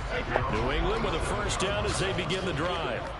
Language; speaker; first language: English; native; English